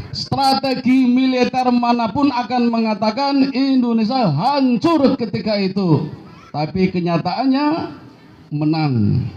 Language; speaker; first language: Indonesian; non-native, local second language; Javanese